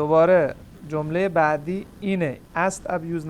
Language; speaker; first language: Persian; non-native, fluent; Urdu